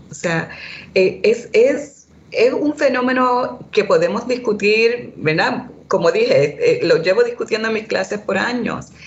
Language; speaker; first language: Spanish; early bilingual, heritage; Spanish